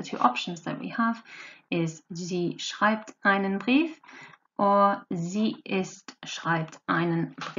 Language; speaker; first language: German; non-native, fluent; English